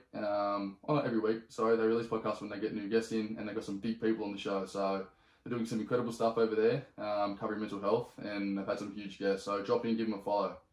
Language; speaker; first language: English; native; English